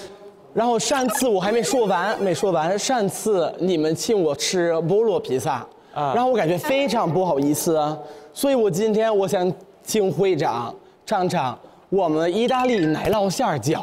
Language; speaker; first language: Chinese; non-native, fluent; Italian